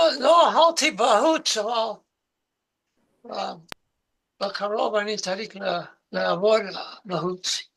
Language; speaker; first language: Hebrew; non-native, learner; English